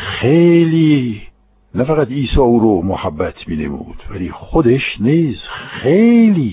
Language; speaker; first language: Persian; non-native, fluent; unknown